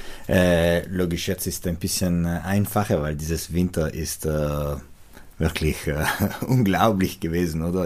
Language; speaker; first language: German; non-native, local second language; Italian